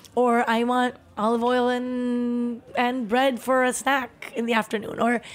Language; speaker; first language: English; early bilingual, other home language; Spanish